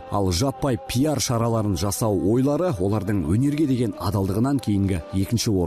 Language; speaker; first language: Kazakh; native; Kazakh